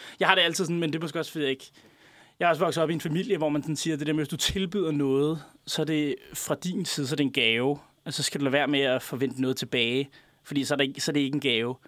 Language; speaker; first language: Danish; native; Danish